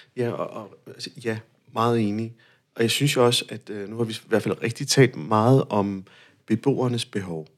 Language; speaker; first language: Danish; non-native, fluent; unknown